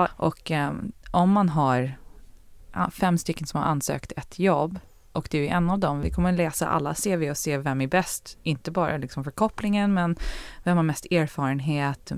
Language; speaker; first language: Swedish; early bilingual, heritage; Swedish